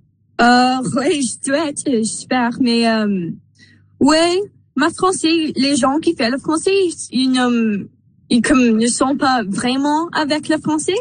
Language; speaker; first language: French; non-native, local second language; English